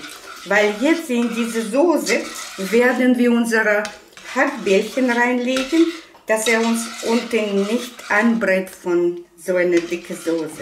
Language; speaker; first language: German; non-native, fluent; Russian